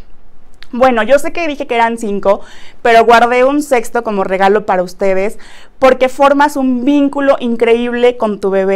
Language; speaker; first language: Spanish; native; Spanish